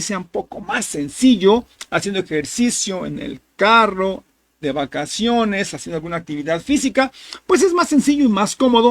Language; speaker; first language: Spanish; native; Spanish